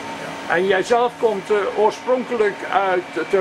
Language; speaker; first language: Dutch; native; Dutch